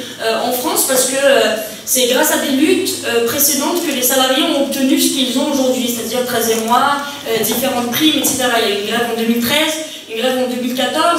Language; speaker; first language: French; native; French